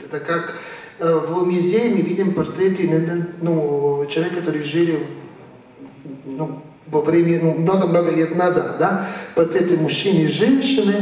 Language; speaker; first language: Russian; non-native, fluent; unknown